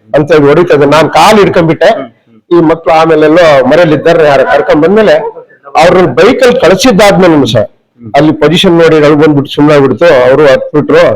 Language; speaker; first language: Kannada; native; Kannada